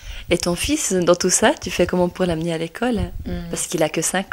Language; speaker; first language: French; native; French